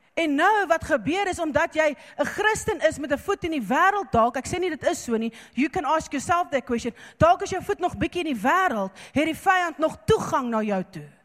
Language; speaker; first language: Afrikaans; non-native, local second language; English